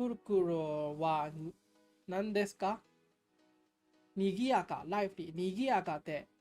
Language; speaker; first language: Japanese; non-native, learner; English